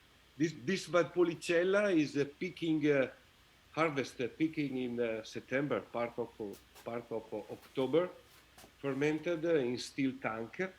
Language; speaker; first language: English; non-native, learner; Italian